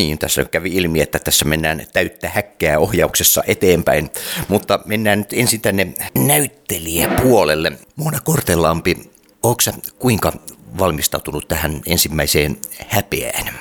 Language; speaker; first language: Finnish; native; Finnish